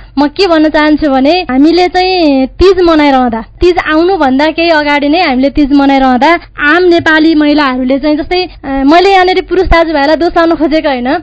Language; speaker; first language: Nepali; native; Nepali